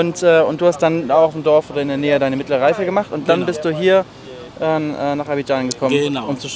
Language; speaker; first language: German; native; German